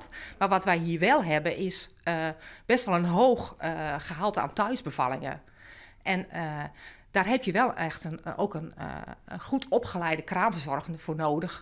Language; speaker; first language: Dutch; native; Dutch